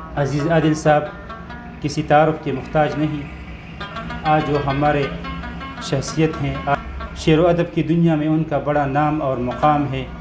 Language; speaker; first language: Urdu; non-native, local second language; Pashto